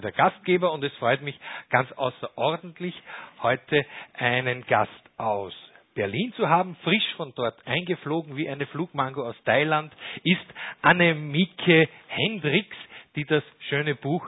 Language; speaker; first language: German; native; German